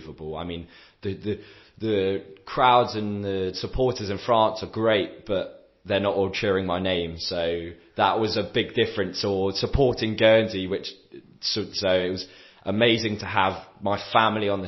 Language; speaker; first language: English; native; English